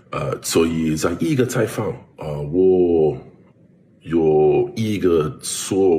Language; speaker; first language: Chinese; non-native, learner; English